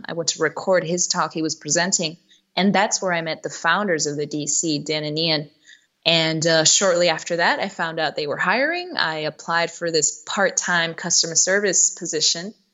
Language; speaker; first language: English; early bilingual, other home language; Spanish